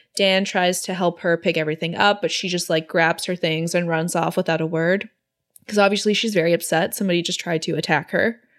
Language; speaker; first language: English; native; English